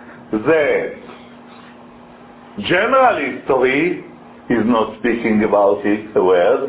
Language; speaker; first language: English; non-native, fluent; Hebrew